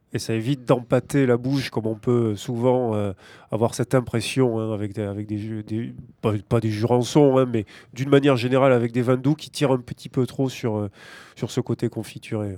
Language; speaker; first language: French; native; French